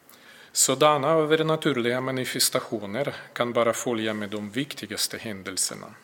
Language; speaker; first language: Swedish; non-native, fluent; Russian